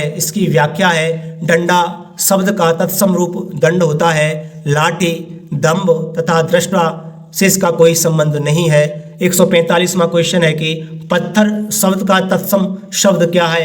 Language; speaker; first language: Hindi; native; Hindi